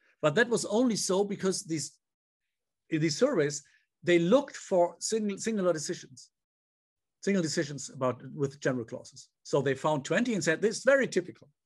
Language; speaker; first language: English; non-native, fluent; German